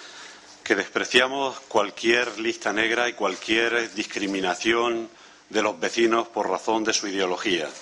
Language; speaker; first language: Spanish; native; Spanish